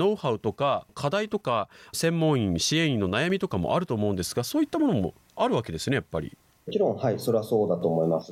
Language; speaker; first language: Japanese; native; Japanese